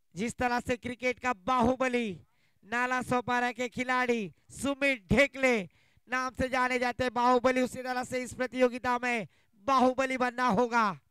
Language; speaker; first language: Hindi; non-native, local second language; Marathi